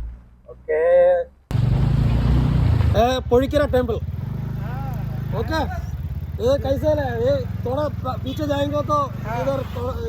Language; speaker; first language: Hindi; non-native, local second language; Malayalam